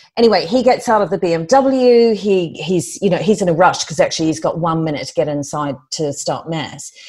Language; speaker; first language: English; native; English